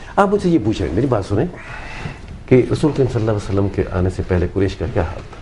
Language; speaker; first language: Urdu; non-native, local second language; Punjabi